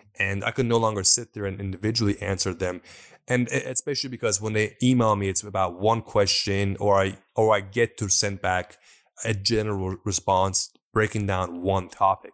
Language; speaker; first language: English; non-native, fluent; Persian